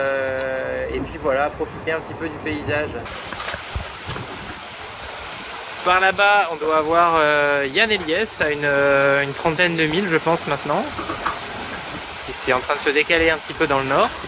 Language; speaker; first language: French; native; French